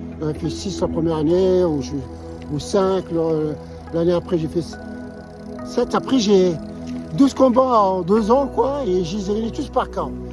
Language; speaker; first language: French; non-native, local second language; Arabic